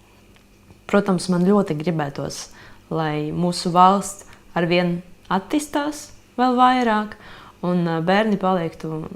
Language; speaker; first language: Latvian; non-native, local second language; Russian